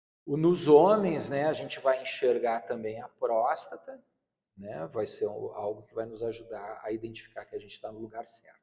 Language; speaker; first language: Portuguese; native; Portuguese